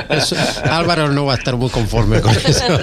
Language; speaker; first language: Spanish; native; Spanish